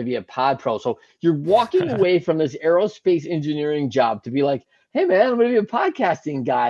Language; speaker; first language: English; native; English